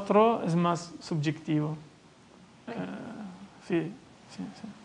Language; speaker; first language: Spanish; non-native, fluent; Italian